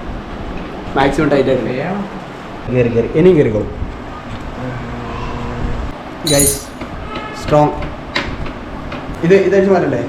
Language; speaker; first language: Malayalam; native; Malayalam